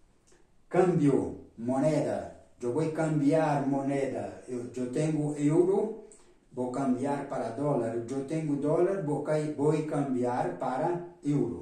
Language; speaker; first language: Spanish; non-native, fluent; Portuguese